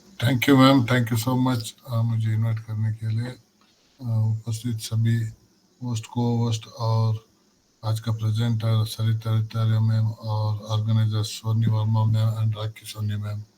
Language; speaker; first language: Hindi; non-native, local second language; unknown